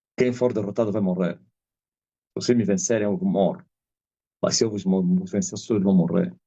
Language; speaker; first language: Portuguese; non-native, local second language; Kongo